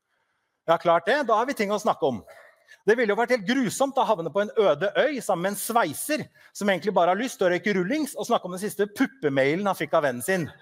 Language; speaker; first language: Norwegian; native; Norwegian